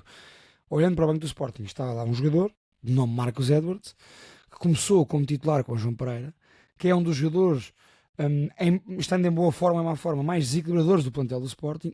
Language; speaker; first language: Portuguese; native; Portuguese